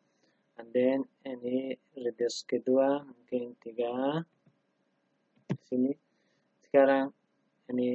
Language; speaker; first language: Indonesian; non-native, learner; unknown